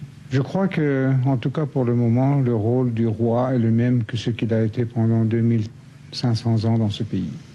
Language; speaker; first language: French; non-native, fluent; Persian